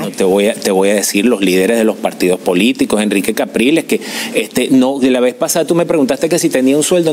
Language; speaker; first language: Spanish; native; Spanish